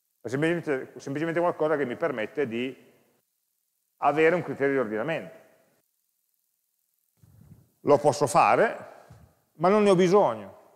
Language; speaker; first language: Italian; native; Italian